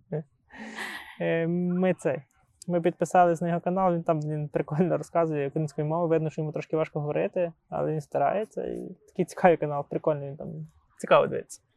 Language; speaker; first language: Ukrainian; native; Ukrainian